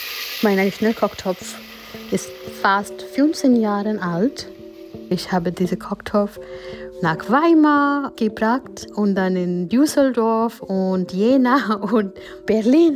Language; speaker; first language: German; non-native, fluent; Gujarati